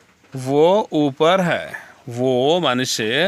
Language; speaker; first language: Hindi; non-native, learner; Bangla